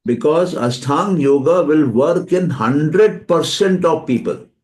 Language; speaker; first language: English; non-native, local second language; Hindi